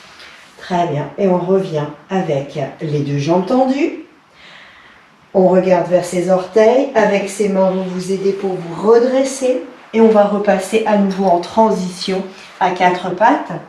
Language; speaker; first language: French; native; French